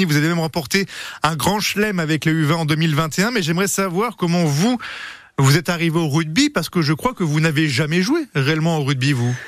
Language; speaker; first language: French; native; French